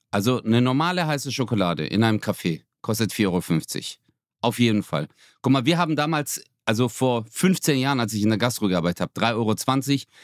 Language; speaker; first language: German; early bilingual, other home language; Turkish